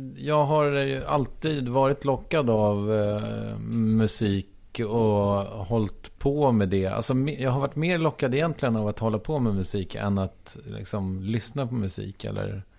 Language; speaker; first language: Swedish; native; Swedish